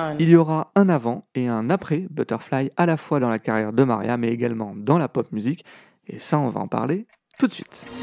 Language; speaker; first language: French; native; French